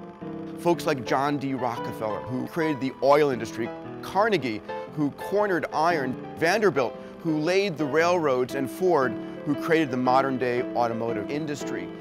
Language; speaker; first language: English; native; English